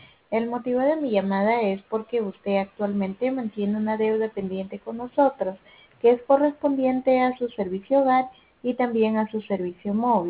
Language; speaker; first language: Spanish; native; Spanish